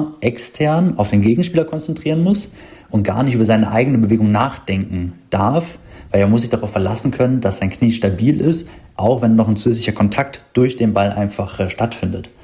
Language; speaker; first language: German; native; German